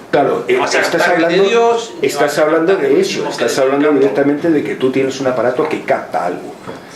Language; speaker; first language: Spanish; native; Spanish